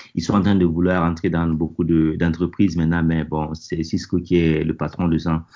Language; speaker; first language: French; non-native, local second language; Mossi